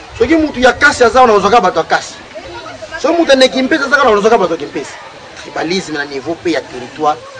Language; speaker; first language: Lingala; non-native, local second language; Kongo